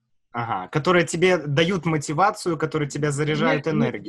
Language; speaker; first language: Russian; native; Russian